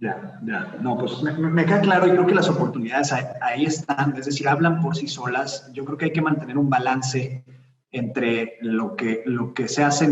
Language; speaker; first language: Spanish; native; Spanish